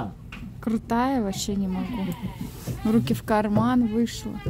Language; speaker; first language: Russian; native; Russian